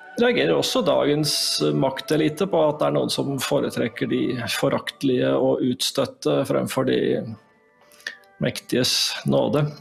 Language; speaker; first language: Norwegian; native; Norwegian